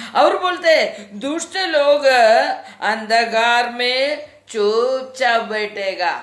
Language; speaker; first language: Hindi; non-native, local second language; Malayalam